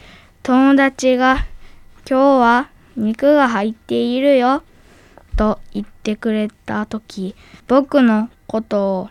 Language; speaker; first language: Japanese; early bilingual, other home language; Arabic